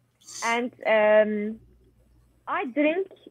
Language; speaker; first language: English; non-native, learner; Turkish